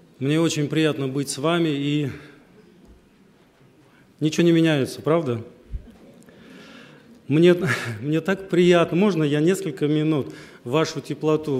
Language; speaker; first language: Russian; native; Russian